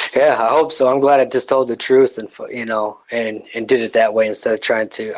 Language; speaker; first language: English; native; English